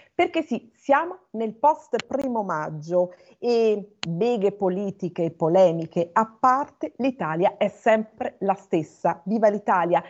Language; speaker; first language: Italian; native; Italian